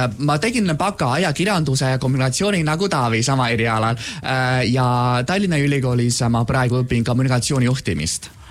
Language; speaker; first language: Estonian; non-native, fluent; Chinese